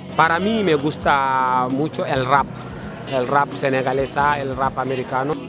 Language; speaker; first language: Spanish; non-native, learner; Wolof